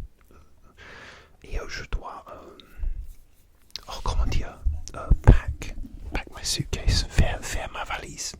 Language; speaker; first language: French; non-native, learner; English